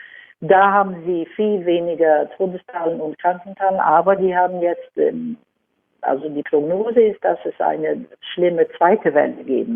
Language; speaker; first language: German; non-native, fluent; Swedish